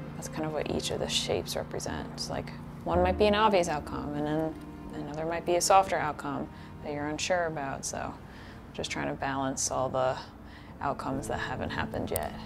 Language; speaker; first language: English; native; English